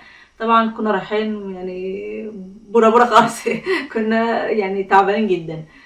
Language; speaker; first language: Arabic; native; Arabic